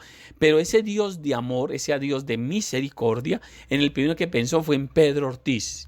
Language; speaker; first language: Spanish; native; Spanish